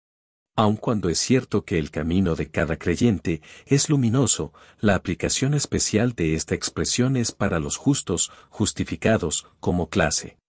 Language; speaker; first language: Spanish; native; Spanish